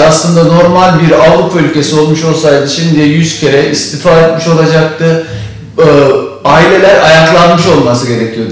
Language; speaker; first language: Turkish; native; Turkish